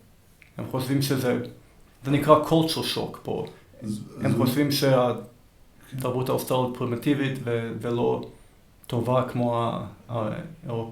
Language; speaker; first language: Hebrew; early bilingual, heritage; Hebrew